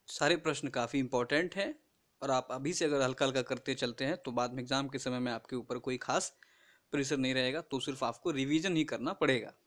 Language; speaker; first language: Hindi; native; Hindi